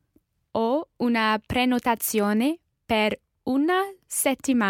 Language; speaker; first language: Italian; non-native, learner; English